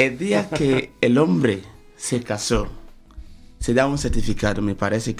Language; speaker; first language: Spanish; non-native, fluent; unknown